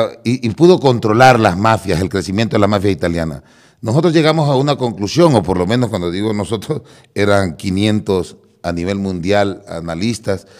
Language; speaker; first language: Spanish; native; Spanish